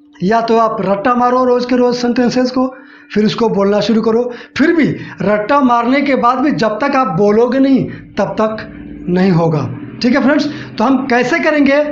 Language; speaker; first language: Hindi; native; Hindi